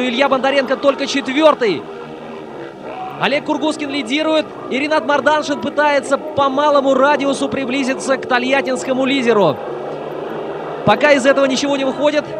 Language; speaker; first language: Russian; native; Russian